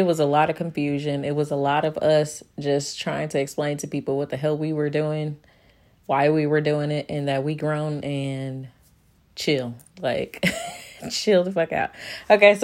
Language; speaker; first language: English; native; English